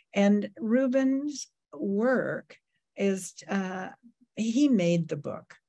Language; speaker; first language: English; native; English